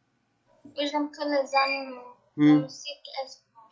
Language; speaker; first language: French; non-native, learner; Arabic